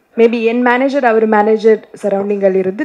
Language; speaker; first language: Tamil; non-native, learner; Kannada